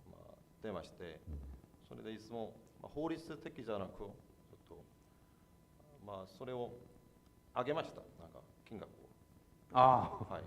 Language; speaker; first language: Japanese; non-native, fluent; Korean